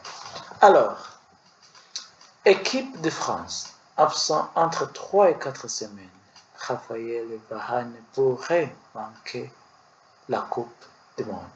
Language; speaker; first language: French; non-native, learner; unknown